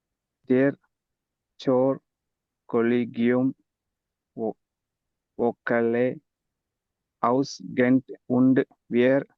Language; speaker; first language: German; non-native, learner; Tamil